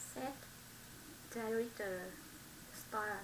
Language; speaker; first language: English; non-native, learner; Vietnamese